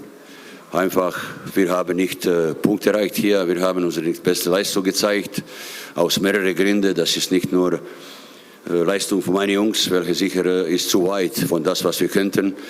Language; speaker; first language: German; non-native, fluent; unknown